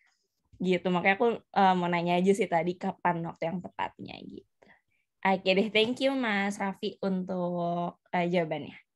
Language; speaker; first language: Indonesian; native; Indonesian